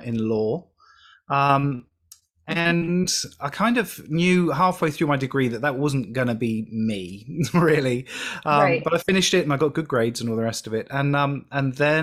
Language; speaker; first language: English; native; English